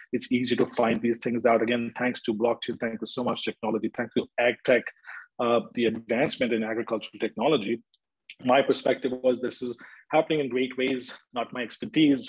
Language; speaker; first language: English; non-native, local second language; Hindi